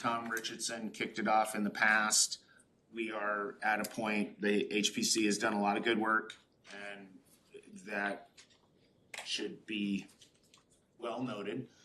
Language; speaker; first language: English; native; English